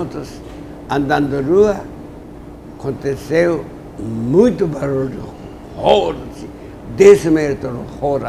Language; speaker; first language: Portuguese; non-native, learner; Japanese